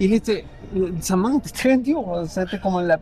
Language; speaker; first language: French; non-native, fluent; Spanish